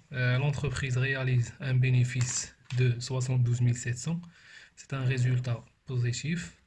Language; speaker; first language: French; non-native, local second language; Arabic